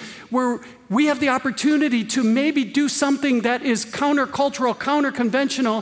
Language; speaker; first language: English; native; English